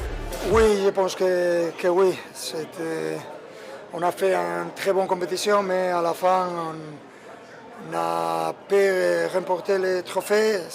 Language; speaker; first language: French; non-native, fluent; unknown